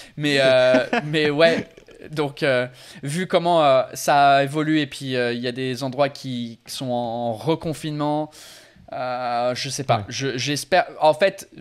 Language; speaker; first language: French; non-native, fluent; English